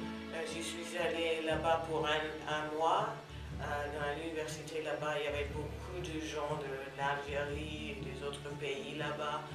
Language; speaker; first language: French; non-native, fluent; English